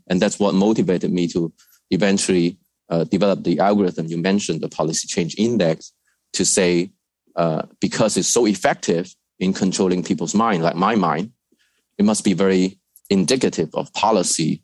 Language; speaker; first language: English; non-native, fluent; Cantonese